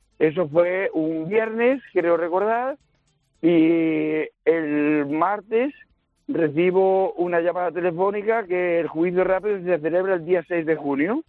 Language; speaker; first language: Spanish; native; Spanish